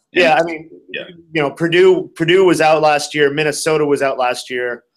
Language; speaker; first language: English; native; English